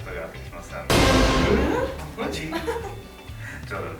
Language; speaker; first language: Japanese; non-native, learner; Hindi